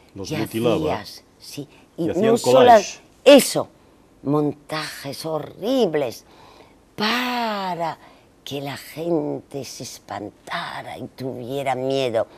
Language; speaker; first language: Spanish; native; Spanish